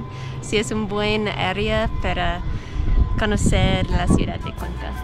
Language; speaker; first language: Spanish; non-native, learner; English